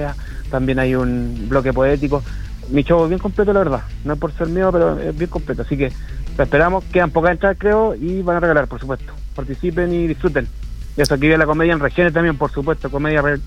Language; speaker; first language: Spanish; native; Spanish